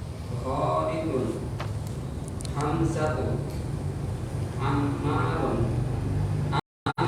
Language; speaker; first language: Arabic; non-native, learner; Indonesian